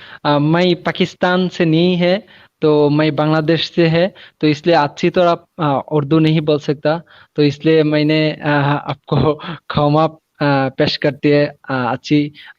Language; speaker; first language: Hindi; non-native, learner; Bangla